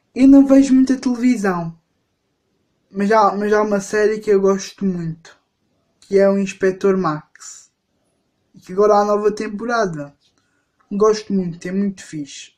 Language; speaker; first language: Portuguese; native; Portuguese